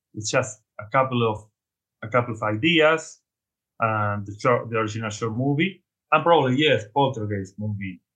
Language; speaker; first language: English; non-native, learner; Spanish